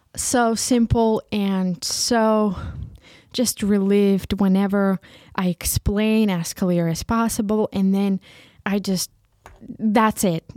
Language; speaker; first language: English; non-native, fluent; Ukrainian